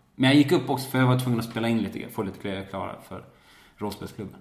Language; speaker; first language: Swedish; native; Swedish